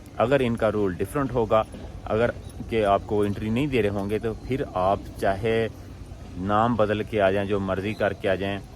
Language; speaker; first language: Urdu; non-native, local second language; Punjabi